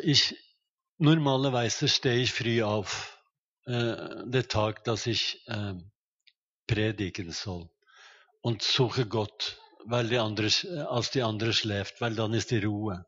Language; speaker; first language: German; non-native, fluent; Norwegian